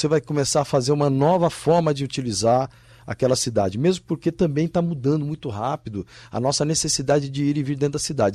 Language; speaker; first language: Portuguese; native; Portuguese